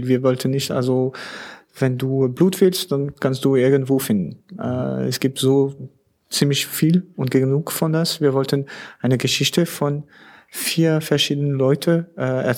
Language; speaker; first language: German; non-native, learner; French